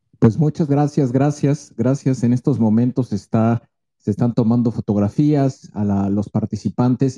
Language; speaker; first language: Spanish; native; Spanish